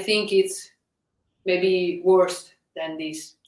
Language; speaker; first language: English; non-native, fluent; Italian